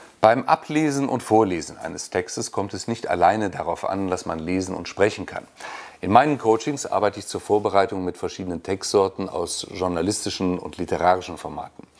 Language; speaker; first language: German; native; German